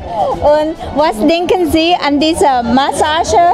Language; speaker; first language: German; non-native, learner; Thai